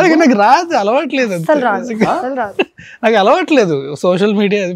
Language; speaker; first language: Telugu; native; Telugu